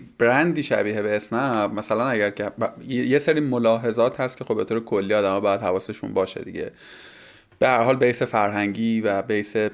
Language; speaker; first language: Persian; native; Persian